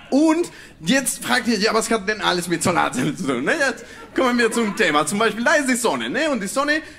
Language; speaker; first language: German; non-native, fluent; Spanish